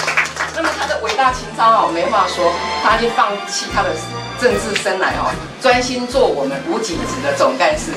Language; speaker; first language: Chinese; native; Chinese